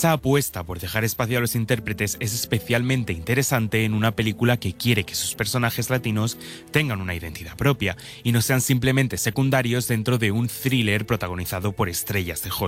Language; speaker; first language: Spanish; native; Spanish